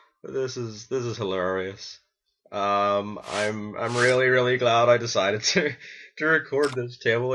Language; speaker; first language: English; native; English